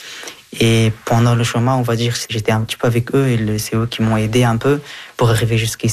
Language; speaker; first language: French; early bilingual, other home language; Persian